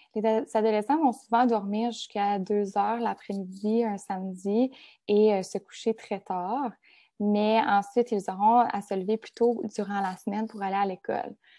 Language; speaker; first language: French; native; French